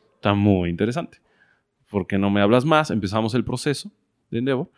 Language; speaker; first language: Spanish; non-native, learner; English